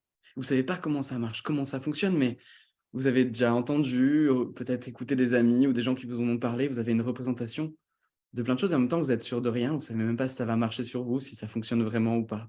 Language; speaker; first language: French; native; French